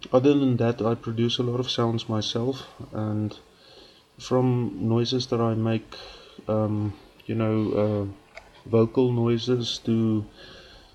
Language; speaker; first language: English; non-native, local second language; Afrikaans